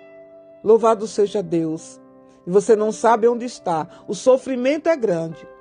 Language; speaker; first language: Portuguese; native; Portuguese